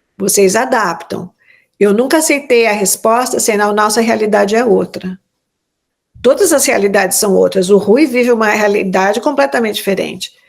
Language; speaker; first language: Portuguese; native; Portuguese